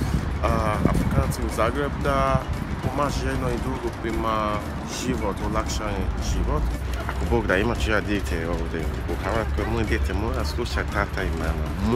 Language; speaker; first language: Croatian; non-native, learner; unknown